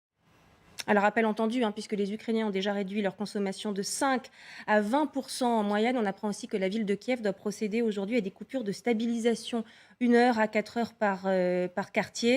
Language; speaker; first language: French; native; French